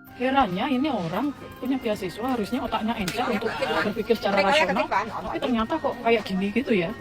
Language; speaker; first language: Indonesian; native; Indonesian